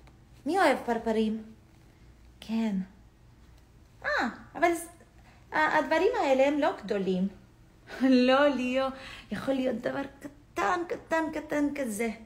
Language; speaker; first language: Hebrew; non-native, fluent; English